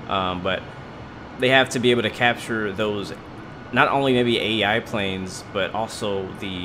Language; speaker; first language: English; native; English